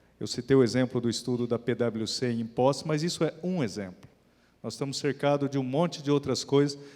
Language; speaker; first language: Portuguese; native; Portuguese